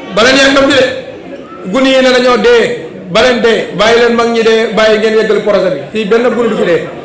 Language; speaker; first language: Wolof; native; Wolof